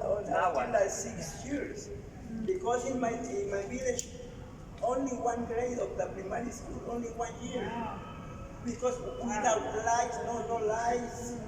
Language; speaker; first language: English; non-native, learner; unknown